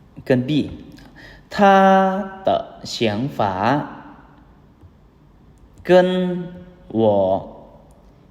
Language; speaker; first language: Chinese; non-native, fluent; Lao